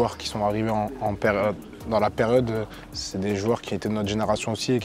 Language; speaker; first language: French; native; French